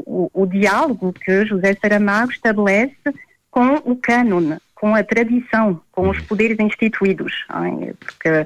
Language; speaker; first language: Portuguese; native; Portuguese